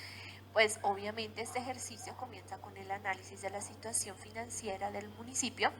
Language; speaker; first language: Spanish; native; Spanish